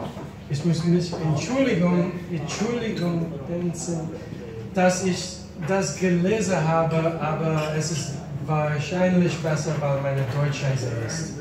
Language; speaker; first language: German; non-native, learner; English